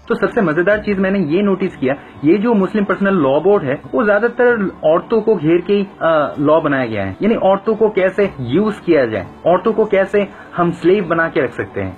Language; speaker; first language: Urdu; non-native, fluent; Bangla